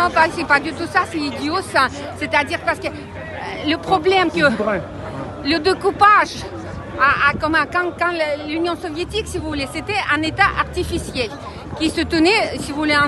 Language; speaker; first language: French; non-native, fluent; Russian